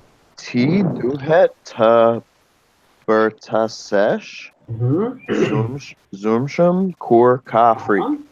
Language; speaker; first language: Albanian; non-native, learner; English